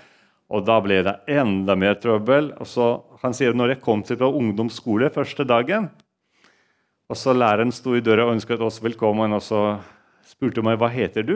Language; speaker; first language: Norwegian; non-native, fluent; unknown